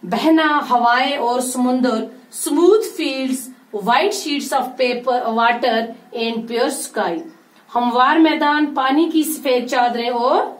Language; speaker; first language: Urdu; non-native, local second language; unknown